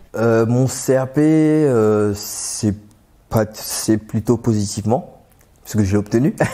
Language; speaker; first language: French; native; French